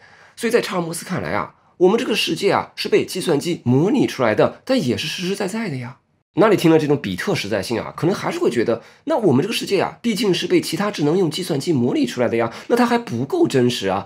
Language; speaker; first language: Chinese; native; Chinese